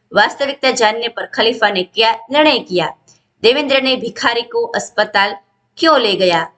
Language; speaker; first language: Hindi; non-native, local second language; Gujarati